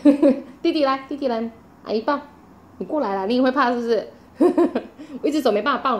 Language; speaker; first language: Chinese; native; Chinese